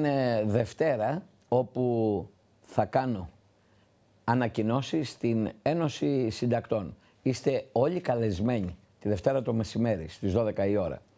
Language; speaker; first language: Greek; native; Greek